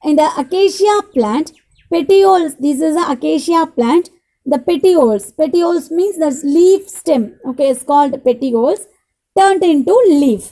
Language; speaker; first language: English; non-native, local second language; Tamil